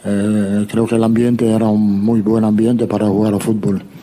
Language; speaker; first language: Spanish; non-native, fluent; Italian